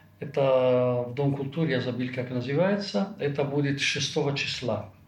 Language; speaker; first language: Russian; non-native, fluent; Italian